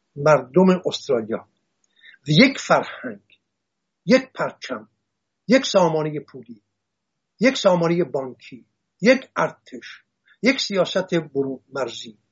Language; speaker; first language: Persian; non-native, local second language; Assyrian Neo-Aramaic